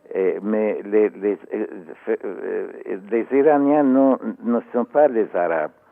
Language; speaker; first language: French; non-native, learner; Persian